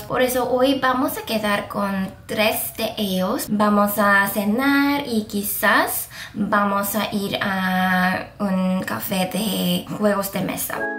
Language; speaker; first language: Spanish; non-native, fluent; Korean